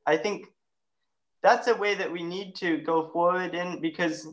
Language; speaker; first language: English; native; English